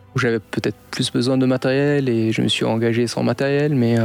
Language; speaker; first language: French; non-native, local second language; Arabic